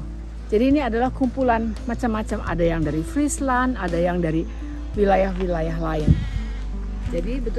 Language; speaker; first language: Indonesian; native; Indonesian